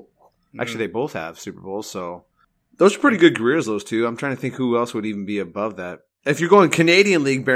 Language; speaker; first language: English; native; English